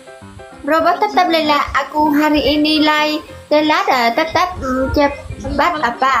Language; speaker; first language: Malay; non-native, learner; Vietnamese